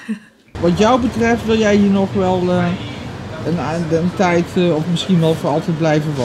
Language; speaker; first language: Dutch; native; Dutch